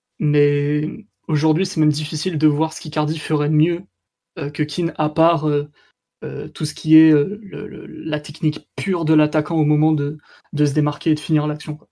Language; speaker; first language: French; native; French